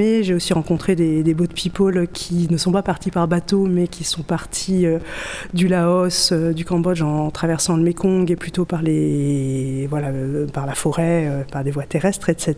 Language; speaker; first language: French; native; French